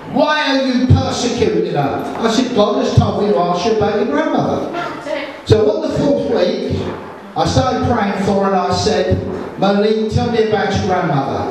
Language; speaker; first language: English; native; English